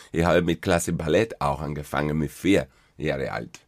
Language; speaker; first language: German; non-native, fluent; Spanish